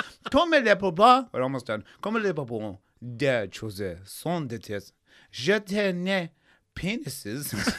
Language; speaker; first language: French; non-native, learner; English